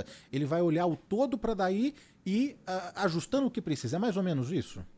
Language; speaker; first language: Portuguese; native; Portuguese